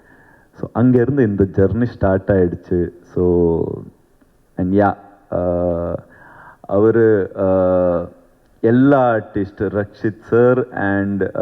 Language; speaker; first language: Tamil; non-native, learner; Kannada